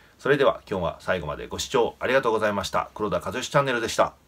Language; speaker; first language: Japanese; native; Japanese